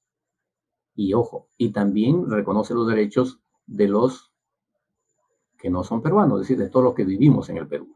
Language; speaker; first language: Spanish; native; Spanish